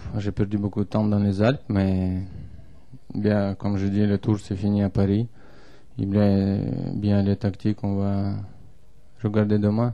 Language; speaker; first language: French; non-native, learner; Russian